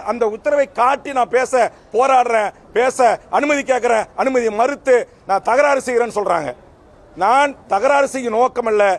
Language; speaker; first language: Tamil; native; Tamil